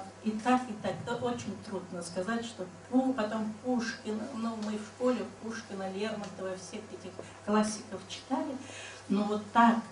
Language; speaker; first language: Russian; non-native, local second language; Karachay-Balkar